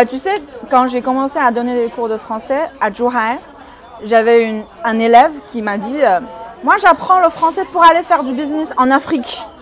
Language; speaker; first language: French; non-native, fluent; Chinese